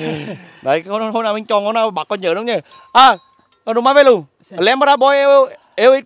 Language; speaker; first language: Portuguese; non-native, learner; Vietnamese